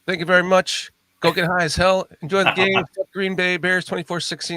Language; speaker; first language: English; native; English